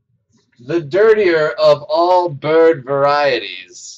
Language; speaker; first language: English; native; English